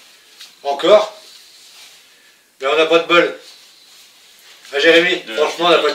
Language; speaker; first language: French; native; French